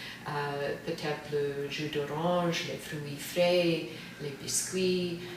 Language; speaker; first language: French; non-native, fluent; English